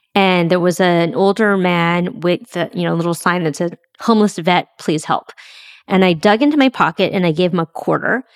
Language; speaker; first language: English; native; English